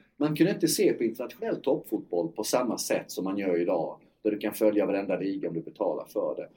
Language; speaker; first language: Swedish; native; Swedish